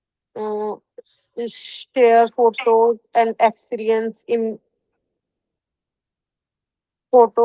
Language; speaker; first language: English; non-native, local second language; Hindi